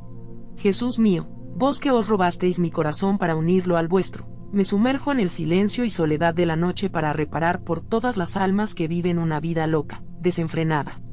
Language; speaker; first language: Spanish; native; Spanish